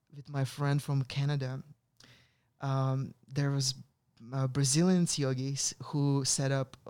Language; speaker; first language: English; non-native, fluent; Russian